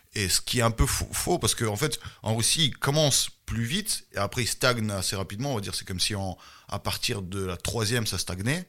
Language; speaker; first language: French; early bilingual, other home language; Russian